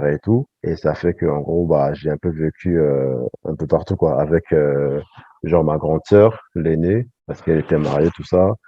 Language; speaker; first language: French; early bilingual, other home language; Sango